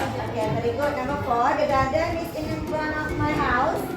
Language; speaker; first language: English; non-native, learner; Indonesian